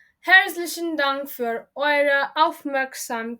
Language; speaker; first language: German; non-native, learner; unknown